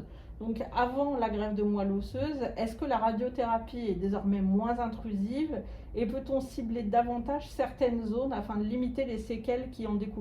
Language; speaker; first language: French; native; French